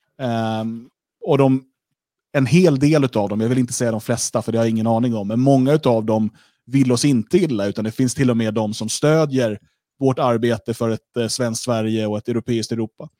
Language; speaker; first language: Swedish; native; Swedish